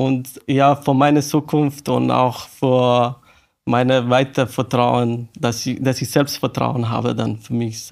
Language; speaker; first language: German; non-native, learner; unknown